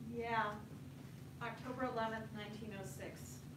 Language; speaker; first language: English; native; English